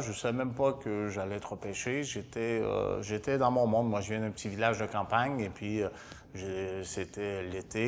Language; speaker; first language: French; native; French